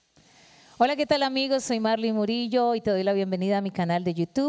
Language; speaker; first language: Spanish; native; Spanish